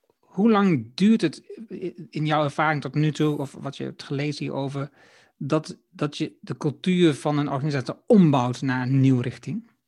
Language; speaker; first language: Dutch; native; Dutch